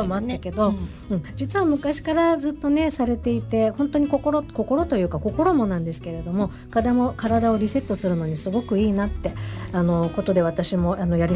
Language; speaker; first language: Japanese; native; Japanese